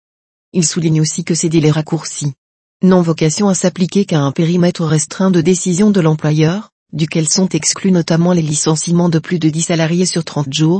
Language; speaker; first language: French; native; French